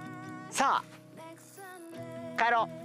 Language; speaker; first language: Japanese; native; Japanese